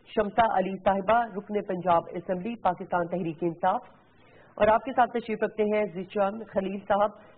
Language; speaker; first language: Urdu; native; Urdu